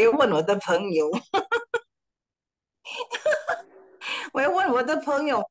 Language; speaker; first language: Chinese; early bilingual, heritage; Chinese